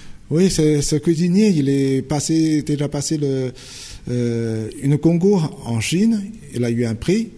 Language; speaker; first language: French; non-native, fluent; Chinese